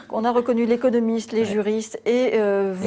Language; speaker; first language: French; native; French